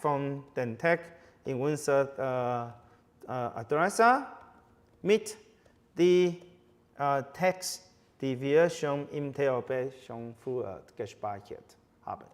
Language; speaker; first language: German; non-native, fluent; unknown